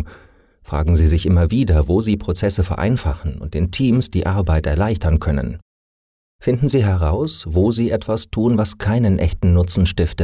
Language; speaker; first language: German; native; German